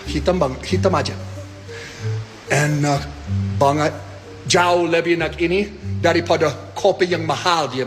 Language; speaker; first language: Indonesian; non-native, fluent; English